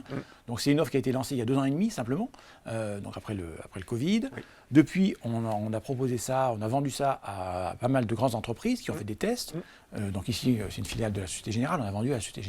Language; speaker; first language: French; native; French